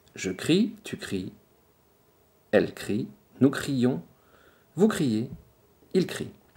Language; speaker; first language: French; native; French